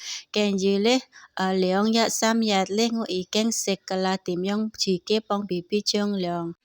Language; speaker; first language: Cantonese; non-native, learner; Indonesian